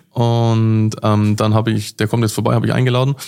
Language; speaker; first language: German; native; German